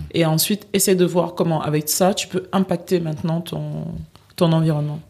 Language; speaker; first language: French; native; French